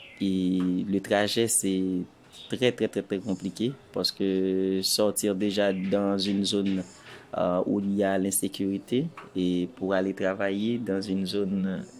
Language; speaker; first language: French; non-native, local second language; Haitian Creole